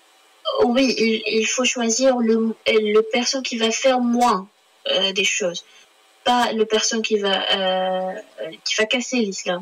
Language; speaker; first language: French; non-native, learner; Arabic